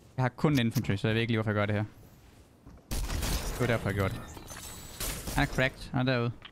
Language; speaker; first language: Danish; native; Danish